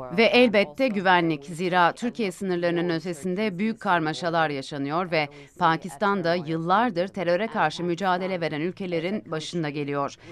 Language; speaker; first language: Turkish; native; Turkish